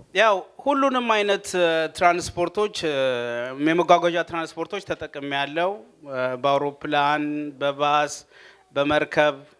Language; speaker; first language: Amharic; native; Amharic